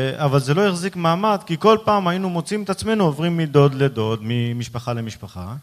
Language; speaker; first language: Hebrew; early bilingual, other home language; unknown